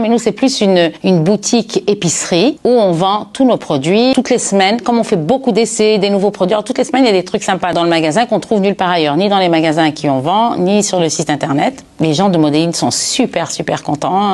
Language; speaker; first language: French; native; French